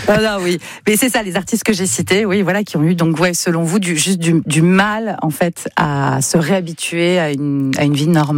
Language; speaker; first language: French; native; French